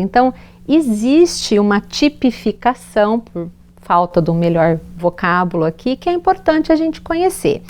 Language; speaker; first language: Portuguese; native; Portuguese